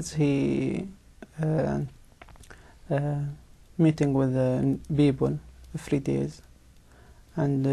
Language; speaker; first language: English; non-native, learner; Arabic